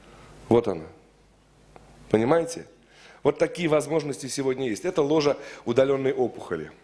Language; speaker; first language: Russian; native; Russian